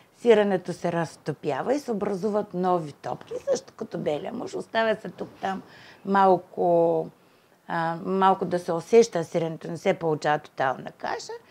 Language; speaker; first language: Bulgarian; native; Bulgarian